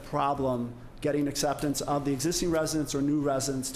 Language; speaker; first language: English; native; English